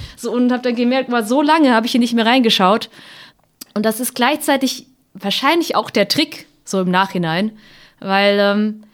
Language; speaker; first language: German; native; German